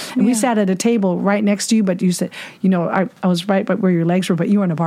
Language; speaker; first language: English; non-native, fluent; German